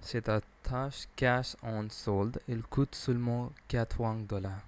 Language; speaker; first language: French; non-native, learner; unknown